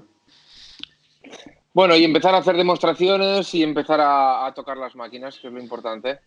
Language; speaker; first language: Spanish; native; Spanish